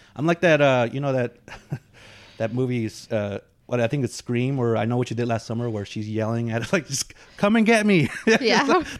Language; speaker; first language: English; native; English